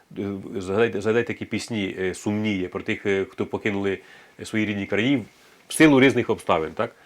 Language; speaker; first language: Ukrainian; native; Ukrainian